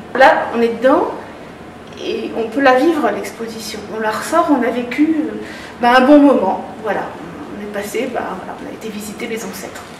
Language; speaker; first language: French; native; French